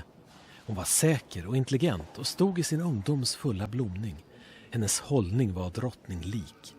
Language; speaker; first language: Swedish; native; Swedish